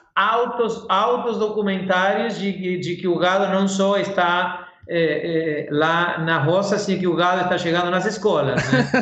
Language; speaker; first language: Portuguese; non-native, fluent; Spanish